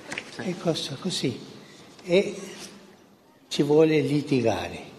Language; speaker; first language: Italian; non-native, fluent; Spanish